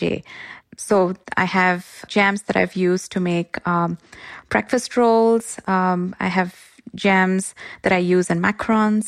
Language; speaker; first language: English; non-native, local second language; Gujarati